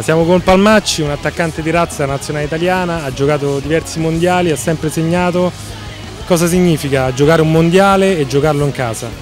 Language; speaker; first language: Italian; native; Italian